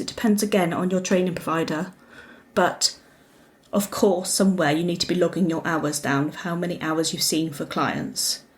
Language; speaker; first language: English; native; English